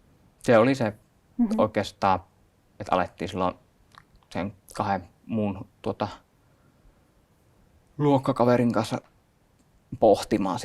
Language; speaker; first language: Finnish; native; Finnish